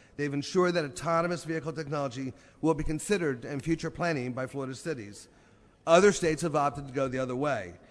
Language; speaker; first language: English; native; English